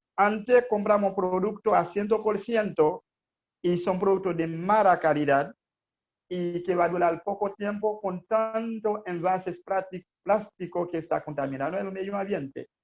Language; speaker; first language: Spanish; non-native, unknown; Haitian Creole